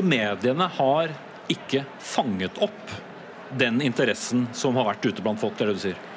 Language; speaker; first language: Norwegian; native; Norwegian